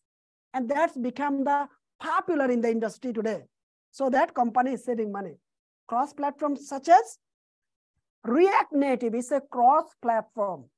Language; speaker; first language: English; non-native, fluent; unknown